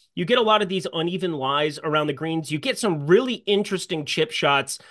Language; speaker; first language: English; native; English